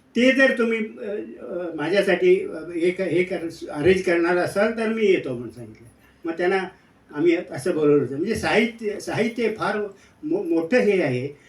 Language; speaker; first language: Marathi; non-native, local second language; Kannada